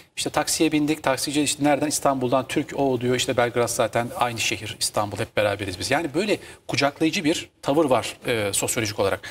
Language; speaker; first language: Turkish; native; Turkish